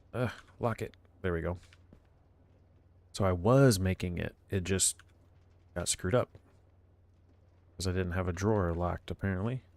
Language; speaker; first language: English; native; English